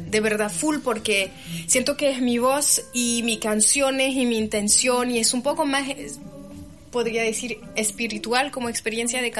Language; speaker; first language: Spanish; non-native, fluent; French